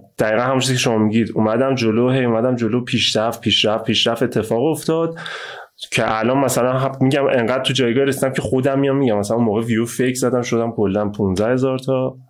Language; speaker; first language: Persian; native; Persian